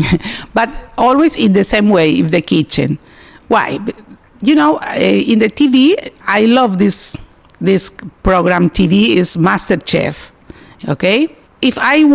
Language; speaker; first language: English; non-native, learner; Spanish